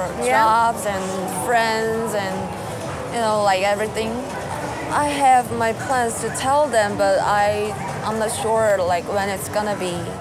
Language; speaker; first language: English; non-native, fluent; Korean